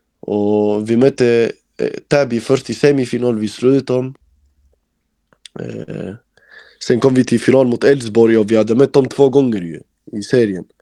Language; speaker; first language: Swedish; early bilingual, other home language; Albanian